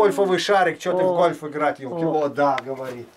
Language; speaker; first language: Russian; native; Russian